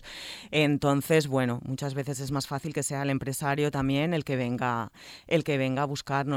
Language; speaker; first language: Spanish; native; Spanish